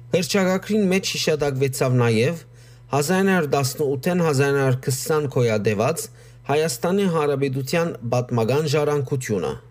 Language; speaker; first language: Armenian; native; Armenian